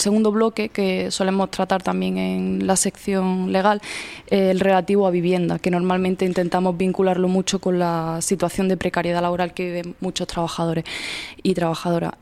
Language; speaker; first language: Spanish; native; Spanish